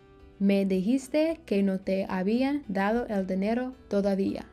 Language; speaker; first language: Spanish; non-native, learner; English